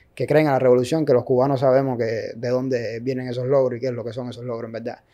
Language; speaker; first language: Spanish; native; Spanish